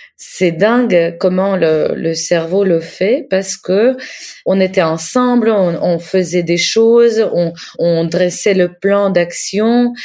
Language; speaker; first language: French; non-native, fluent; Ukrainian